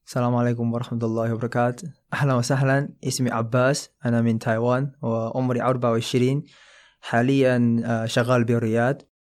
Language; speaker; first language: Arabic; non-native, fluent; Chinese